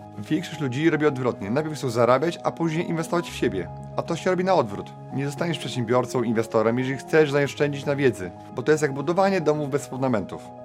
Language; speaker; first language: Polish; native; Polish